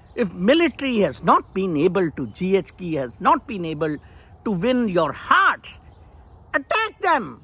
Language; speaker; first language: English; non-native, local second language; Urdu